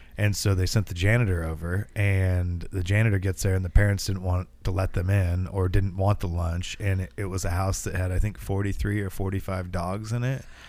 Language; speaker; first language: English; native; English